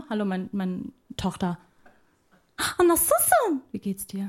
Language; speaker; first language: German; early bilingual, other home language; Arabic